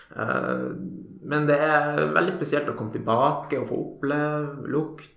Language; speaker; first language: Norwegian; native; Norwegian